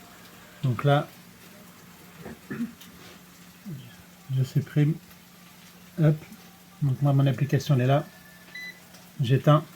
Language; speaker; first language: French; native; French